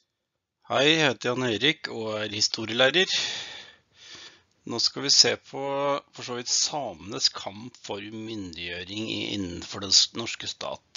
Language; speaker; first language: Norwegian; native; Norwegian